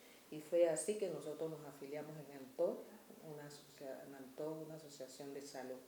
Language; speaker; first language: Spanish; native; Spanish